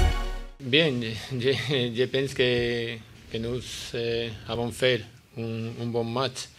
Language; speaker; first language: French; non-native, learner; Spanish